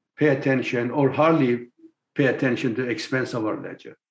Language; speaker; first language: English; non-native, fluent; Persian